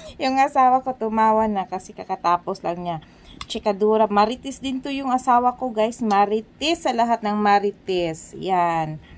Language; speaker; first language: Filipino; non-native, local second language; Cebuano